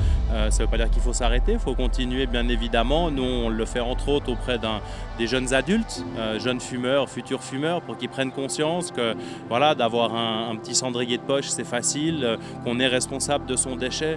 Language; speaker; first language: French; native; French